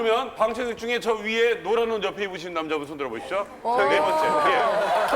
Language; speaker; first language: Korean; native; Korean